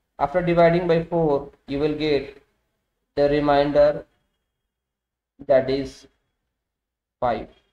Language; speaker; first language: English; non-native, local second language; Hindi